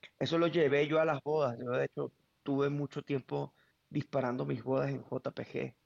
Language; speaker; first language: Spanish; native; Spanish